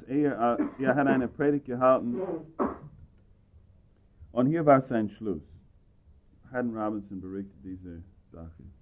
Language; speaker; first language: German; non-native, fluent; English